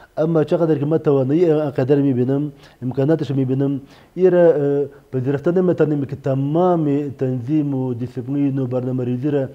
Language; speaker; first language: Persian; non-native, local second language; Pashto